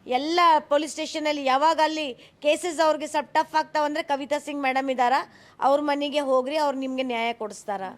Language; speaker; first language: Kannada; non-native, local second language; Hindi